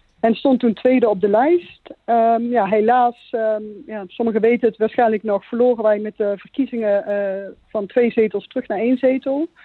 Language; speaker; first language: Dutch; native; Dutch